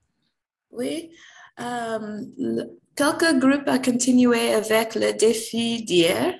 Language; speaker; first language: French; non-native, fluent; English